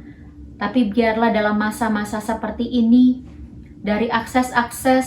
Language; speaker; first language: Indonesian; native; Indonesian